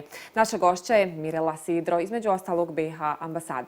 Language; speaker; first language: Bosnian; native; Bosnian